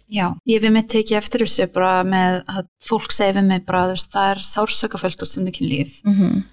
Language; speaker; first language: Icelandic; early bilingual, heritage; English